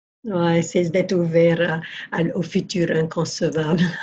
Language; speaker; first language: French; non-native, fluent; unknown